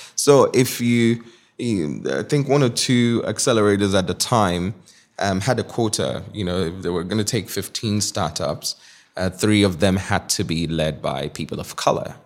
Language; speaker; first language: English; non-native, local second language; Igbo